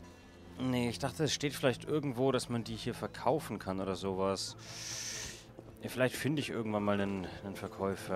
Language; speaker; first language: German; native; German